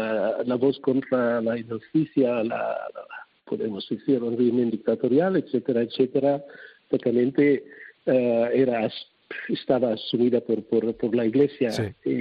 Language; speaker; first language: Spanish; non-native, fluent; Cebuano